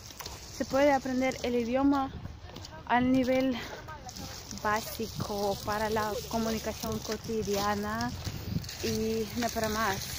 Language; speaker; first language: Spanish; non-native, fluent; Russian